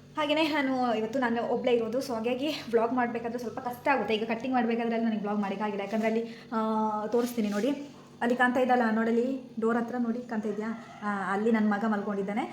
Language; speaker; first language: Kannada; native; Kannada